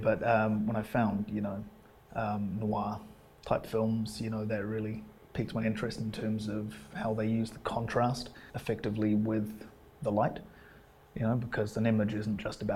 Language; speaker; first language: English; native; English